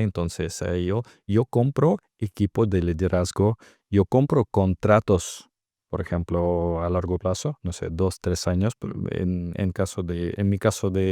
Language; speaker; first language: Spanish; non-native, fluent; Russian